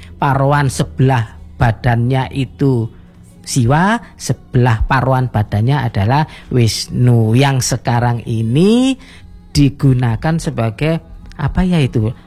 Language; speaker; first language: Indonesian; non-native, local second language; Javanese